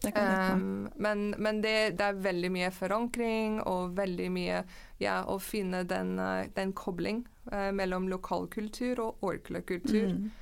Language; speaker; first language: Norwegian; non-native, fluent; English